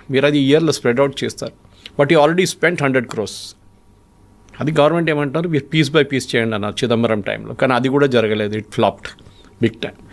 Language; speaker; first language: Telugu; non-native, local second language; Malayalam